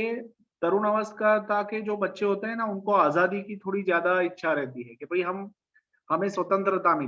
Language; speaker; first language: Hindi; native; Hindi